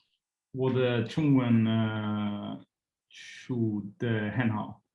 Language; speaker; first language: Chinese; non-native, learner; Swedish